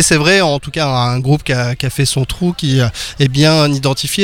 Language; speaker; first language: French; native; French